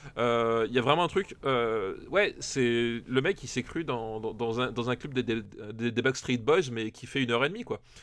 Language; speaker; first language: French; native; French